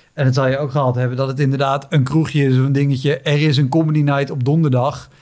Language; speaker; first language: Dutch; native; Dutch